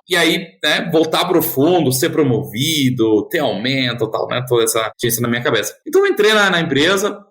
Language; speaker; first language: Portuguese; non-native, fluent; German